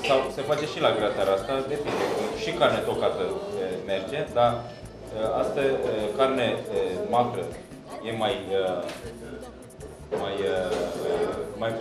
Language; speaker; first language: Romanian; non-native, learner; Turkish